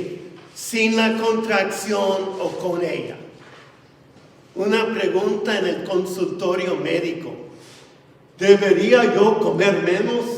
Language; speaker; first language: Spanish; non-native, fluent; English